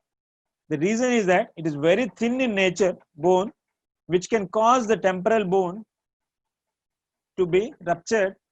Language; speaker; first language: English; non-native, local second language; Tamil